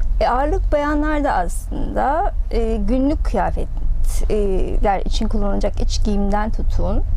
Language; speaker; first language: Turkish; native; Turkish